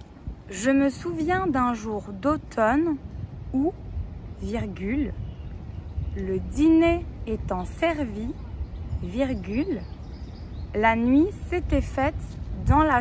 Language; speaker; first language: French; native; French